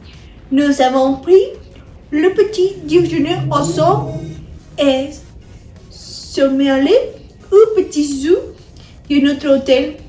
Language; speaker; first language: French; non-native, learner; Spanish